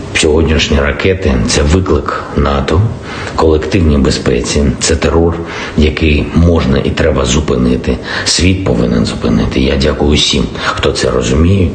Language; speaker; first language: Ukrainian; non-native, local second language; Russian